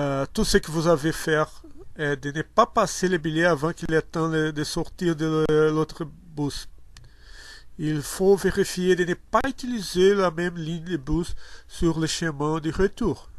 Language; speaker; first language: French; non-native, learner; Portuguese